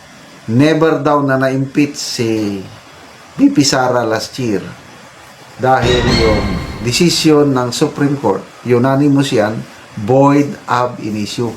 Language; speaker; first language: Filipino; native; Filipino